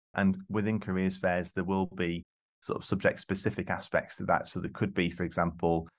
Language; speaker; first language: English; native; English